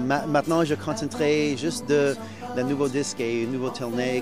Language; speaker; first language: French; non-native, learner; English